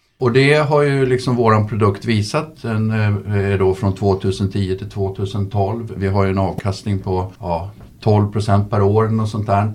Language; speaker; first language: Swedish; native; Swedish